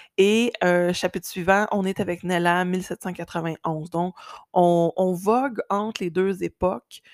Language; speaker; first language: French; native; French